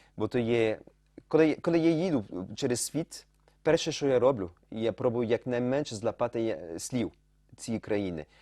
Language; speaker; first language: Ukrainian; early bilingual, heritage; Ukrainian